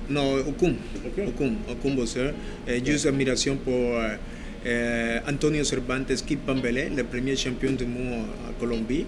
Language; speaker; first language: French; non-native, learner; Spanish